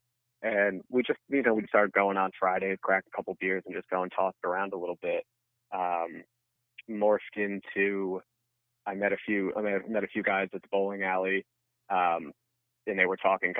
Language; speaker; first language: English; native; English